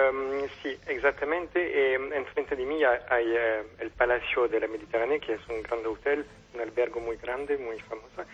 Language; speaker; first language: Spanish; non-native, fluent; French